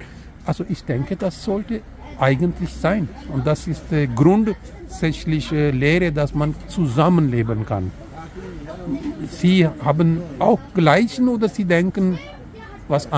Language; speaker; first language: German; non-native, learner; Urdu